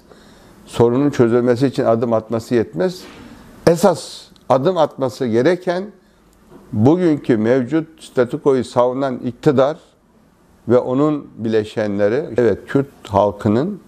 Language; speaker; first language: Turkish; native; Turkish